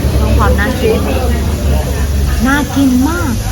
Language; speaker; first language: Thai; native; Thai